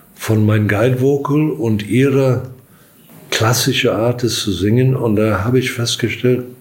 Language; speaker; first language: German; non-native, fluent; English